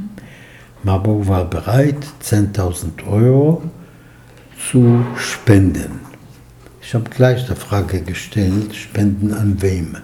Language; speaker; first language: German; non-native, fluent; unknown